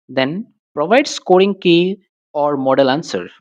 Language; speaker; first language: English; non-native, local second language; Assamese